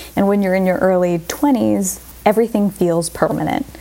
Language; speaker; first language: English; native; English